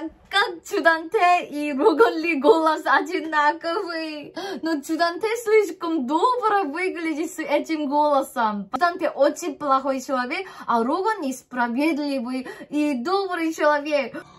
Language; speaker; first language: Russian; non-native, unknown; Korean